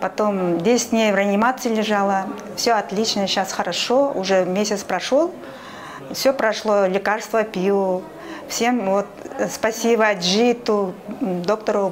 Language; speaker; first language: Russian; non-native, local second language; Kazakh